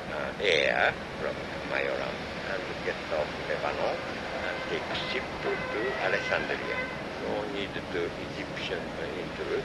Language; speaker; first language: English; non-native, learner; Japanese